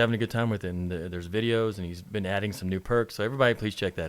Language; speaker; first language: English; native; English